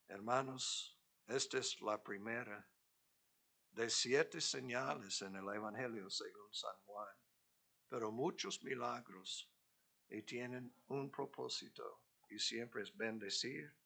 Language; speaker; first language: Spanish; non-native, fluent; English